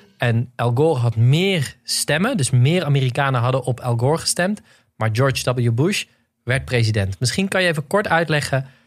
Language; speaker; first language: Dutch; native; Dutch